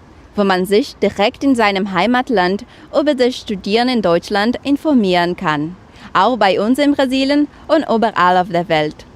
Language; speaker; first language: German; non-native, fluent; Portuguese